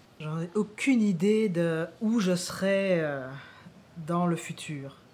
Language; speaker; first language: French; native; French